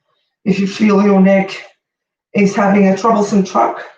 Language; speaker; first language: English; native; English